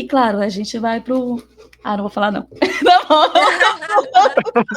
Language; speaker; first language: Portuguese; native; Portuguese